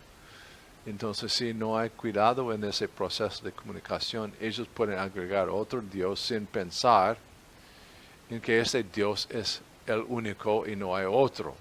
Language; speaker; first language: Spanish; non-native, fluent; English